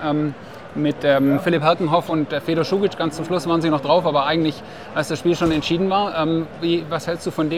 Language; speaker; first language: German; native; German